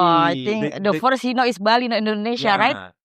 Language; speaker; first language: English; non-native, learner; Indonesian